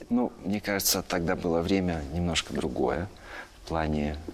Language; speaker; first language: Russian; native; Russian